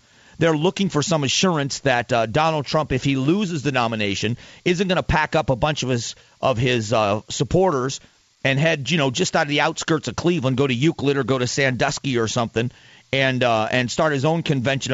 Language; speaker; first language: English; native; English